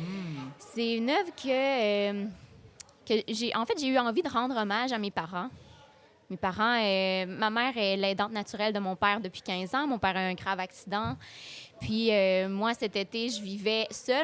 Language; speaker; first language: French; native; French